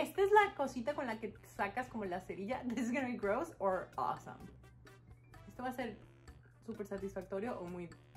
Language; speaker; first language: Spanish; early bilingual, heritage; Spanish